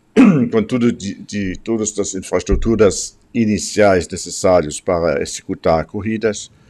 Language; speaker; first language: Portuguese; non-native, fluent; German